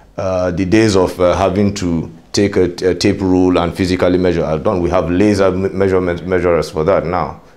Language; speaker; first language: English; non-native, local second language; Hausa